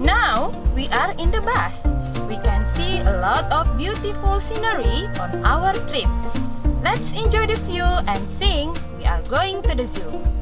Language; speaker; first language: English; non-native, fluent; Indonesian